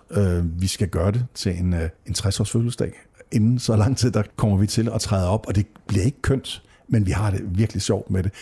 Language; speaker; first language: Danish; native; Danish